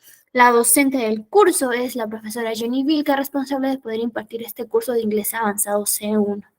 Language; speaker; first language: Spanish; native; Spanish